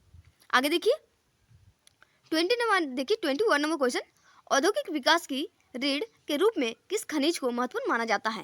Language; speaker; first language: Hindi; native; Hindi